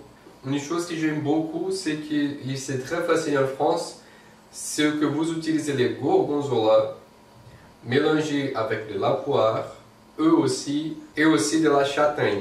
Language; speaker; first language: French; non-native, fluent; Portuguese